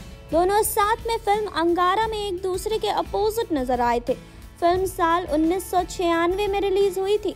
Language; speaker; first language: Hindi; native; Hindi